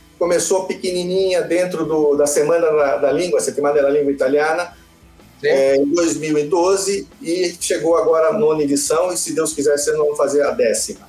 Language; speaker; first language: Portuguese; early bilingual, other home language; Italian